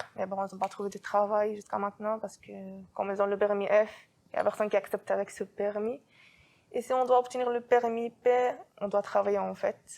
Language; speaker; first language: French; non-native, fluent; Arabic